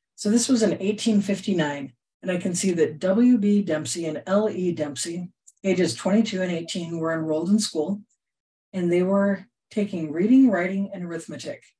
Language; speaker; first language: English; native; English